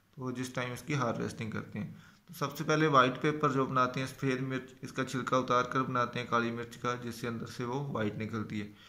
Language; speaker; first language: Hindi; non-native, local second language; Punjabi